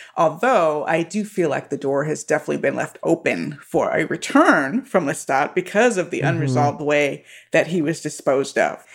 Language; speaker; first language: English; native; English